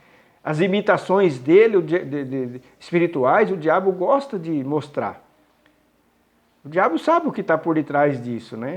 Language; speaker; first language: Portuguese; native; Portuguese